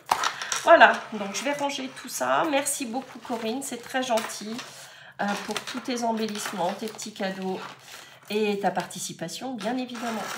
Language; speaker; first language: French; native; French